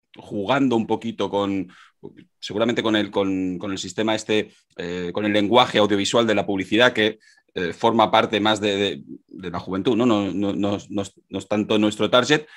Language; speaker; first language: Spanish; native; Spanish